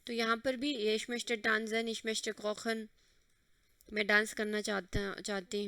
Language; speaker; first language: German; non-native, fluent; Hindi